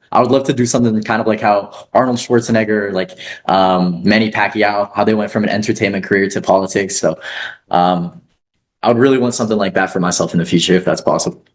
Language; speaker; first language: English; early bilingual, other home language; Kazakh